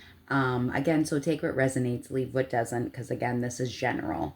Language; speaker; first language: English; native; English